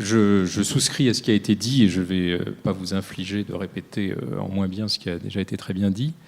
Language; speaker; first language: French; native; French